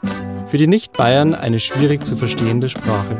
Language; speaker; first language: German; native; German